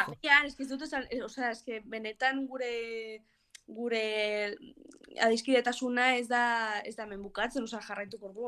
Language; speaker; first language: Basque; non-native, local second language; Spanish